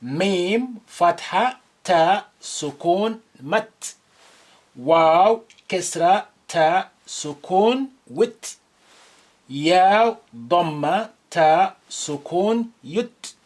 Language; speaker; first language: Arabic; non-native, fluent; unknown